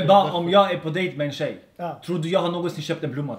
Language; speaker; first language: Swedish; early bilingual, other home language; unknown